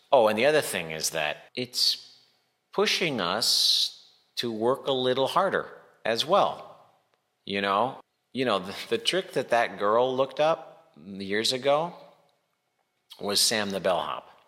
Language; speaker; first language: English; native; English